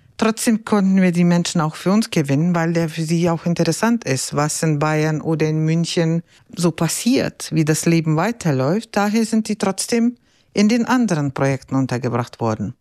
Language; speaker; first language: German; non-native, fluent; Russian